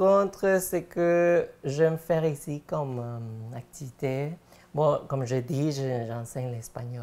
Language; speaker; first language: French; non-native, fluent; Spanish